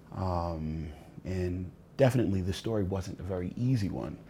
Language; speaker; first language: English; native; English